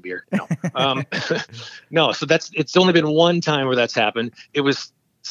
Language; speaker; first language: English; native; English